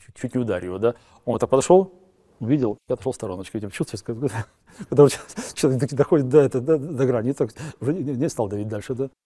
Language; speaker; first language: Russian; native; Russian